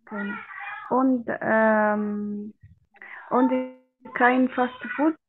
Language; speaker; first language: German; non-native, learner; Arabic